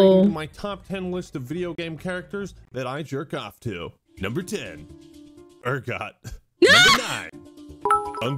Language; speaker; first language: English; native; English